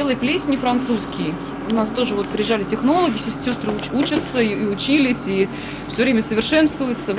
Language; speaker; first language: Russian; native; Russian